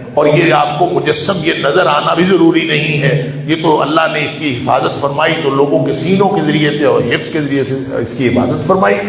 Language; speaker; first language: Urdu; non-native, local second language; Punjabi